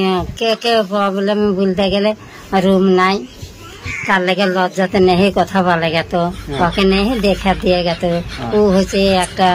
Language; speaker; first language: Hindi; non-native, local second language; Bangla